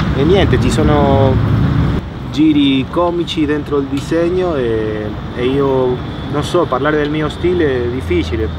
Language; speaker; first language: Italian; non-native, fluent; Spanish